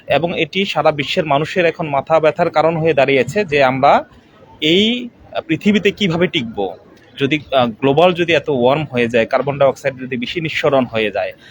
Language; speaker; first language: Bangla; non-native, local second language; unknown